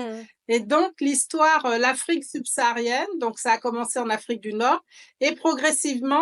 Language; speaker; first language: French; native; French